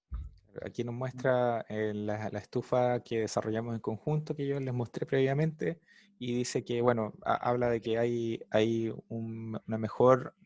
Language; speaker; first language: Spanish; native; Spanish